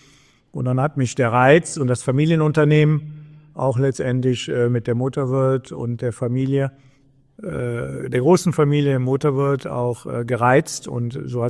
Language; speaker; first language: German; native; German